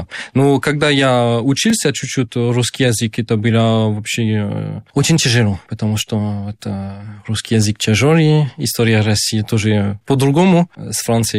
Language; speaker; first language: Russian; non-native, fluent; French